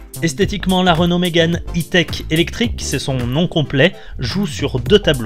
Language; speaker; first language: French; native; French